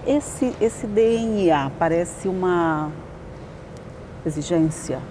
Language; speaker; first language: Portuguese; native; Portuguese